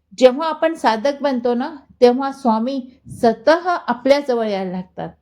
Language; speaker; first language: Marathi; non-native, local second language; Hindi